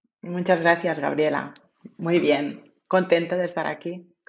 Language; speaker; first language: Spanish; native; Spanish